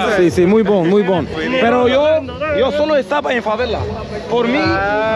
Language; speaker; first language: Spanish; non-native, learner; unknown